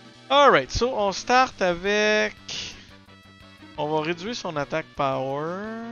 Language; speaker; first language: French; native; French